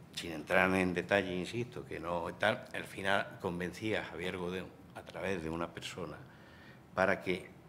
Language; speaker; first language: Spanish; native; Spanish